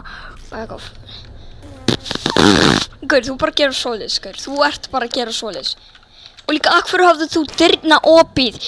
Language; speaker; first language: Icelandic; early bilingual, heritage; Icelandic